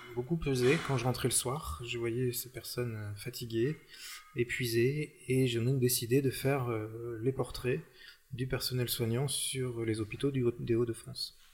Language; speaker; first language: French; native; French